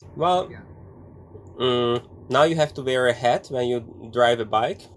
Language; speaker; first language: English; non-native, fluent; Hungarian